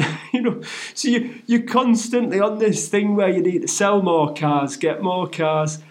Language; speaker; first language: English; native; English